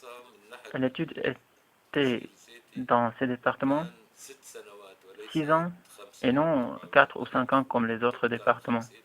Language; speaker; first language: French; non-native, fluent; Arabic